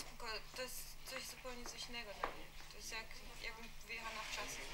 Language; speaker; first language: Polish; early bilingual, heritage; Polish